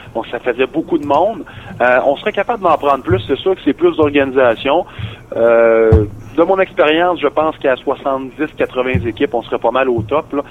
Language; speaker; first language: French; native; French